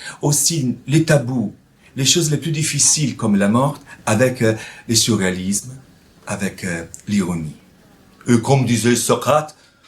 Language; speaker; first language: French; non-native, fluent; Italian